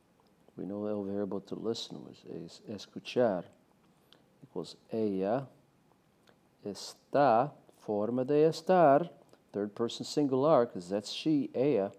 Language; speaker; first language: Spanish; non-native, fluent; English